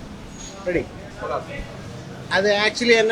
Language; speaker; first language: Tamil; non-native, learner; Malayalam